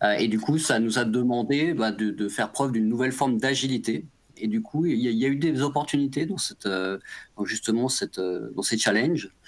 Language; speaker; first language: French; native; French